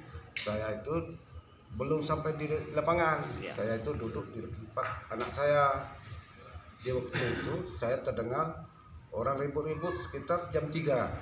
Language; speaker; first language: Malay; non-native, local second language; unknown